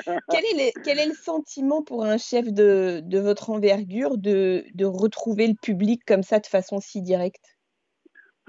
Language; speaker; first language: French; native; French